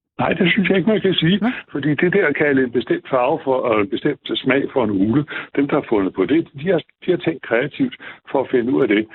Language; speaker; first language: Danish; native; Danish